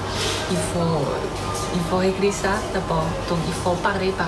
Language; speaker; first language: French; non-native, learner; Chinese